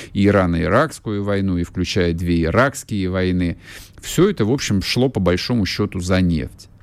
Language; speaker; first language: Russian; native; Russian